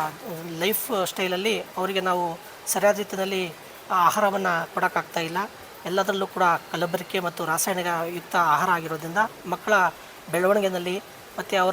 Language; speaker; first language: Kannada; native; Kannada